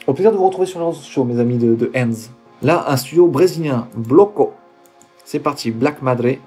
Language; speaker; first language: French; native; French